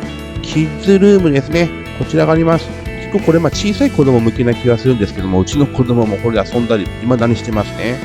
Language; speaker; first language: Japanese; native; Japanese